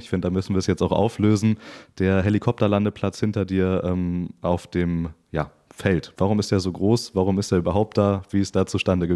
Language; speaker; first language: German; native; German